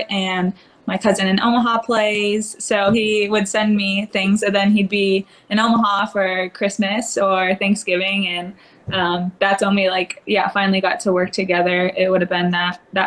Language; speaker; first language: English; native; English